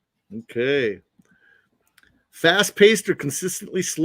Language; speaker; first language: English; native; English